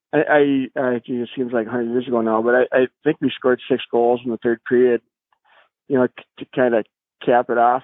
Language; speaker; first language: English; native; English